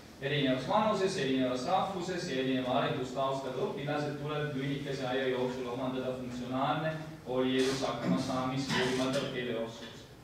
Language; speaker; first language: Estonian; non-native, fluent; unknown